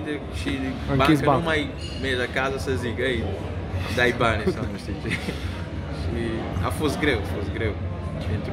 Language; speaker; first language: Romanian; non-native, learner; Kabuverdianu